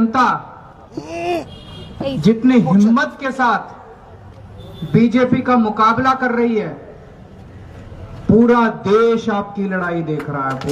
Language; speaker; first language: Hindi; native; Hindi